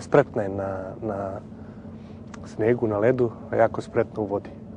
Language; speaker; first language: Serbian; native; Serbian